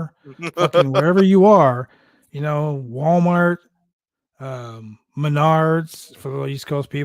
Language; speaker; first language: English; native; English